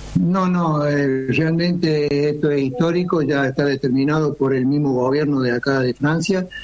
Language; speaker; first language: Spanish; native; Spanish